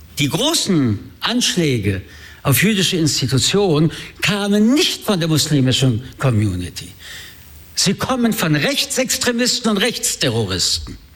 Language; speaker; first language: German; early bilingual, other home language; French